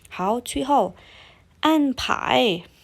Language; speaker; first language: Chinese; non-native, fluent; Indonesian